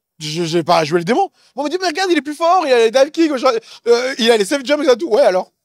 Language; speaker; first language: French; native; French